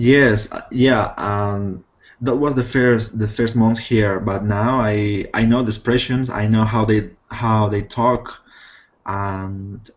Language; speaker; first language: English; non-native, fluent; Spanish